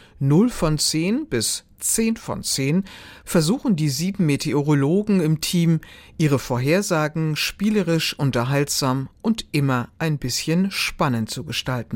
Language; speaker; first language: German; native; German